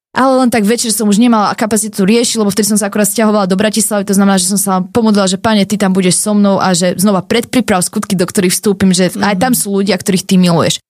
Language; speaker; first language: Slovak; native; Slovak